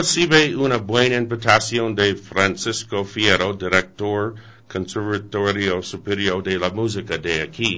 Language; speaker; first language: Spanish; non-native, learner; English